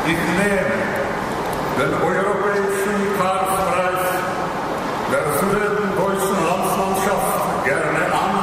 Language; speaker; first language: German; non-native, fluent; Czech